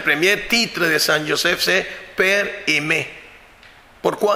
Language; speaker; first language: French; non-native, fluent; Spanish